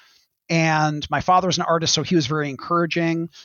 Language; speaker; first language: English; native; English